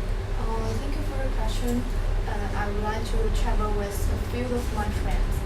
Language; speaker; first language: English; non-native, learner; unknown